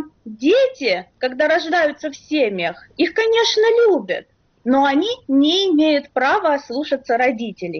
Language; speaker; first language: Russian; native; Russian